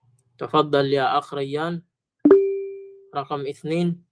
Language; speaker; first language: Arabic; non-native, fluent; Filipino